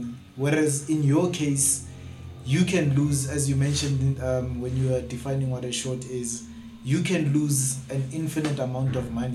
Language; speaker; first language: English; non-native, local second language; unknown